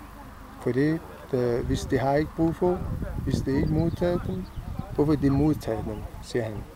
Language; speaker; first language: Danish; non-native, fluent; Persian